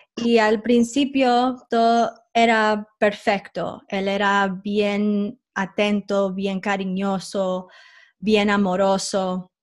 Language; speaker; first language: Spanish; early bilingual, heritage; Spanish